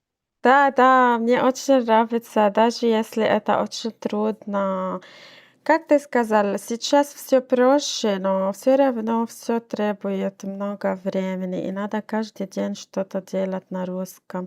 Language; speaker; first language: Russian; non-native, learner; Arabic